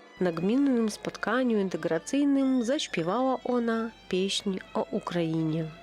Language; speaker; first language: Polish; non-native, local second language; Ukrainian